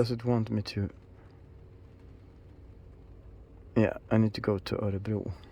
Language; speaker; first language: English; non-native, fluent; Swedish